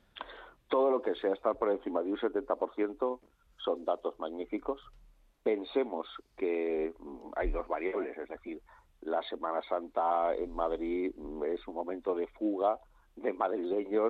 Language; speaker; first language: Spanish; native; Spanish